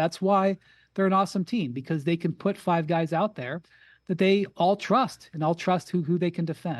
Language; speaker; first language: English; native; English